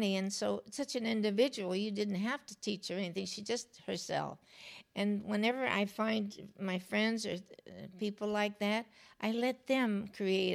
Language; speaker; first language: English; native; English